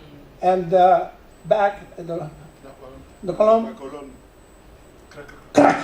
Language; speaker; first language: English; non-native, learner; Spanish